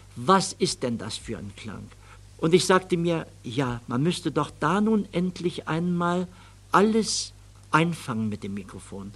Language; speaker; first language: German; native; German